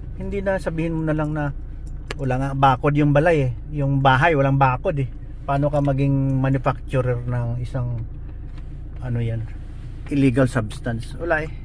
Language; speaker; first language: Filipino; non-native, local second language; Hiligaynon